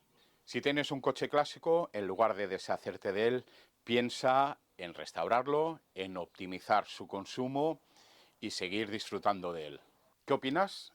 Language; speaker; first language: Spanish; native; Spanish